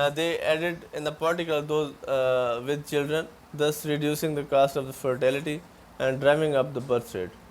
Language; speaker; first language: English; non-native, local second language; Urdu